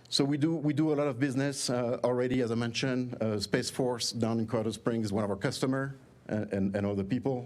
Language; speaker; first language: English; non-native, fluent; French